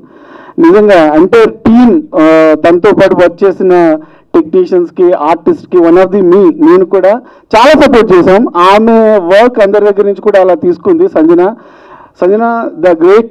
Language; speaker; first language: Telugu; native; Telugu